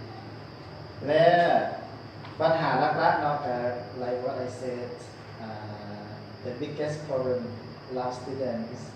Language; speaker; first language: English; non-native, learner; Lao